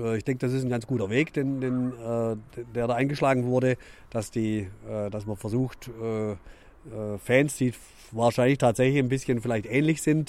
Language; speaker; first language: German; native; German